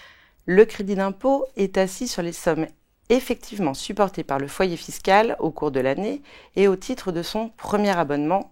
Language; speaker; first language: French; native; French